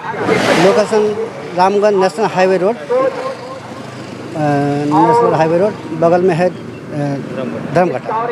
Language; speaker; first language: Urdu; non-native, local second language; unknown